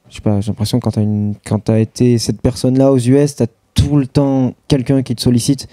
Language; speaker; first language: French; native; French